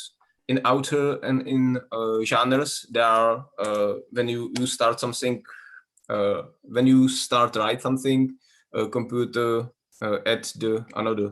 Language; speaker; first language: English; non-native, learner; Czech